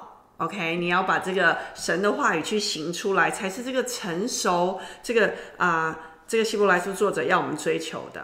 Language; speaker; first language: Chinese; native; Chinese